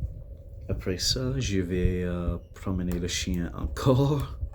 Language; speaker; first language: French; non-native, local second language; English